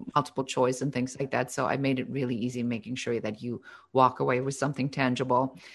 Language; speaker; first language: English; non-native, fluent; German